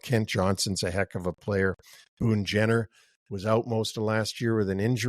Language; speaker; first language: English; native; English